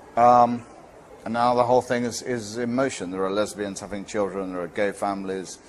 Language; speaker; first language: English; native; English